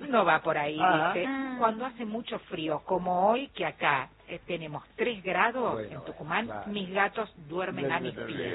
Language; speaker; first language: Spanish; native; Spanish